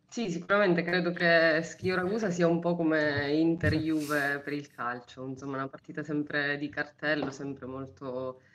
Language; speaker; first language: Italian; native; Italian